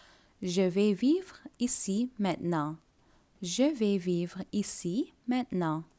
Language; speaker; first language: French; non-native, fluent; Tamil